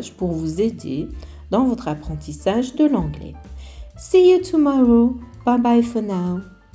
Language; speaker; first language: English; non-native, fluent; French